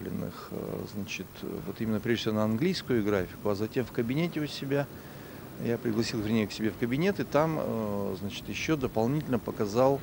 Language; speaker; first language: Russian; native; Russian